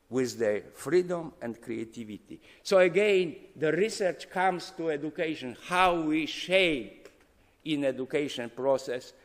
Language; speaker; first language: English; non-native, fluent; Polish